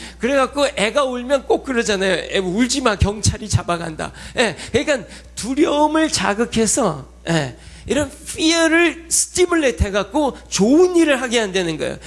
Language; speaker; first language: Korean; early bilingual, heritage; Korean